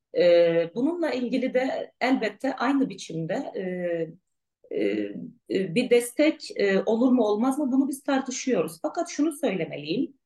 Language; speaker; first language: Turkish; non-native, local second language; Arabic